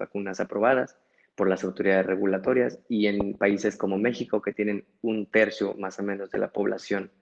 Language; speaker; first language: Spanish; native; Spanish